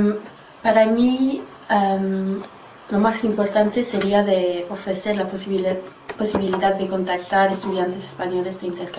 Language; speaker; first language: Spanish; non-native, learner; English